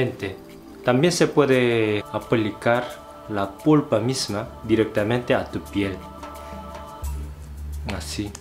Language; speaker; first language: Spanish; non-native, fluent; Korean